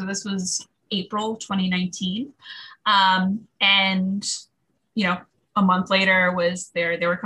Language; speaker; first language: English; native; English